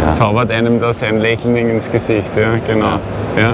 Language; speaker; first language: German; native; German